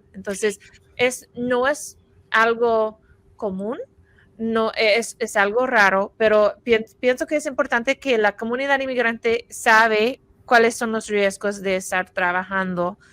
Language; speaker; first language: Spanish; non-native, fluent; English